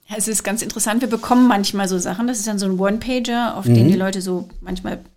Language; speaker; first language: German; non-native, fluent; English